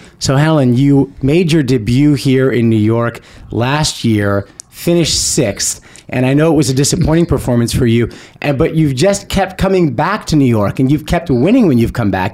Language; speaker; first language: English; native; English